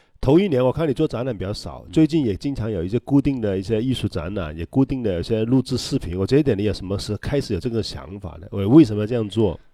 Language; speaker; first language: Chinese; non-native, local second language; Cantonese